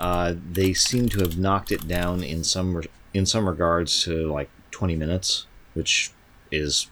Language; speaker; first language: English; native; English